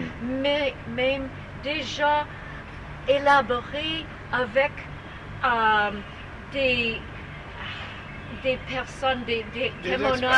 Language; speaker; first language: French; non-native, learner; English